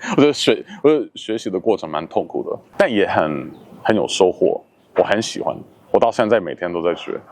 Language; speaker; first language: Chinese; non-native, fluent; English